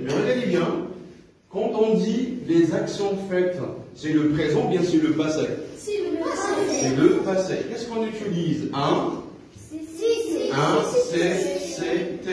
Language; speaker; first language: French; non-native, local second language; Arabic